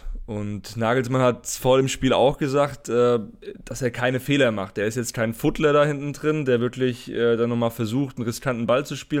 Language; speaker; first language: German; native; German